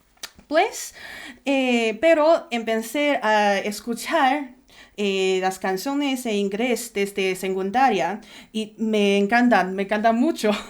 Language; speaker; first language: Spanish; non-native, learner; Chinese